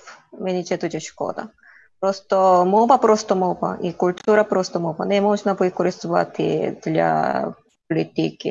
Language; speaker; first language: Ukrainian; non-native, learner; Korean